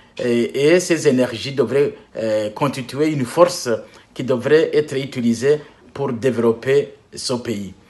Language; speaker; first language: French; non-native, local second language; Rundi